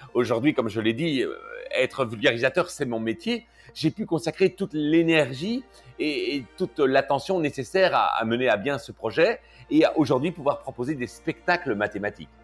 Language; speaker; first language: French; native; French